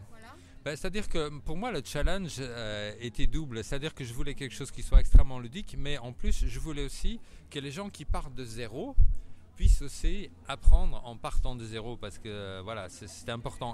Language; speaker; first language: French; native; French